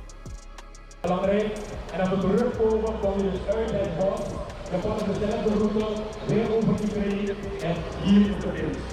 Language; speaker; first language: Dutch; native; Dutch